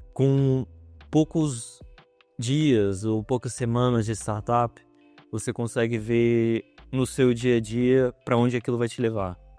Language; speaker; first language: Portuguese; native; Portuguese